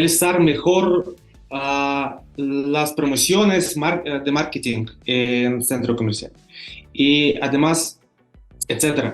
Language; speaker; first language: Spanish; non-native, fluent; Russian